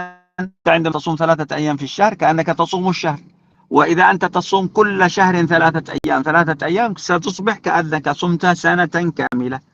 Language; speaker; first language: Arabic; native; Arabic